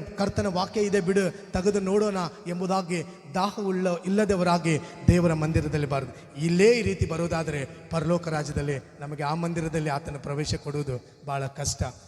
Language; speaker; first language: Kannada; non-native, local second language; Telugu